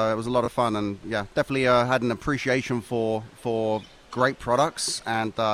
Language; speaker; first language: English; native; English